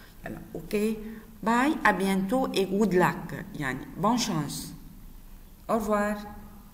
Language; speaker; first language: French; non-native, fluent; Arabic